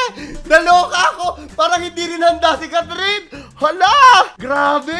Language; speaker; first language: Filipino; native; Filipino